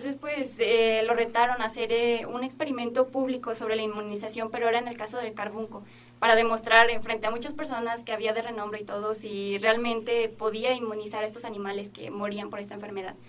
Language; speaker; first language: Spanish; native; Spanish